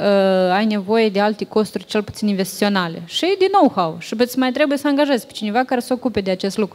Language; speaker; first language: Romanian; native; Romanian